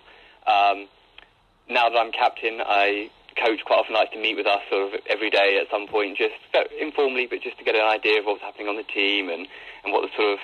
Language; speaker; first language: English; native; English